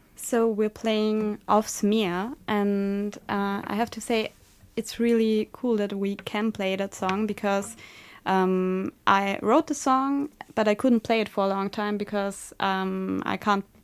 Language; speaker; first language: English; non-native, fluent; German